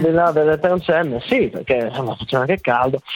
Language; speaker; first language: Italian; native; Italian